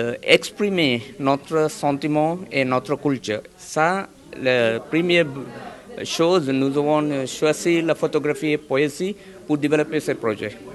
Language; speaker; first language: French; non-native, learner; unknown